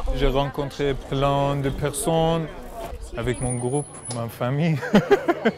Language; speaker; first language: French; non-native, fluent; Persian